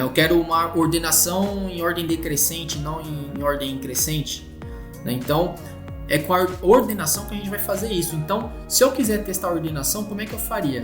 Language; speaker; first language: Portuguese; native; Portuguese